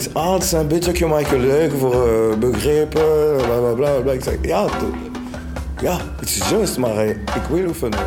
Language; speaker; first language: Dutch; non-native, learner; French